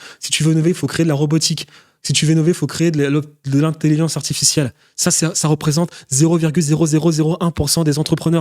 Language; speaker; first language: French; native; French